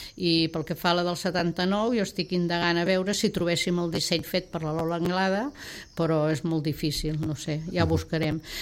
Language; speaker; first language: Catalan; native; Catalan